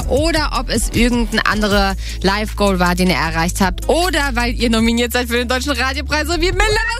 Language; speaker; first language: German; native; German